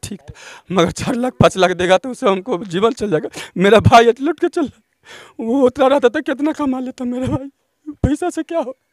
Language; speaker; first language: Hindi; native; Hindi